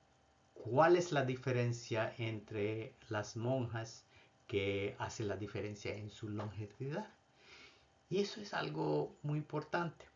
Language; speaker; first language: Spanish; non-native, fluent; Bangla